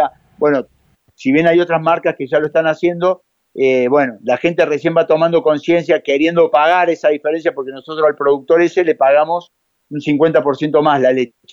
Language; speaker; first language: Spanish; native; Spanish